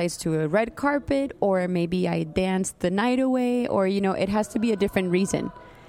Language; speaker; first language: English; non-native, fluent; Spanish